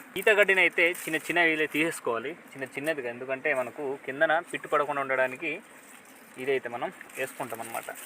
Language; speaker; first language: Telugu; non-native, local second language; Odia